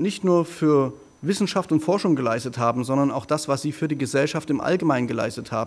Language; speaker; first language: German; native; German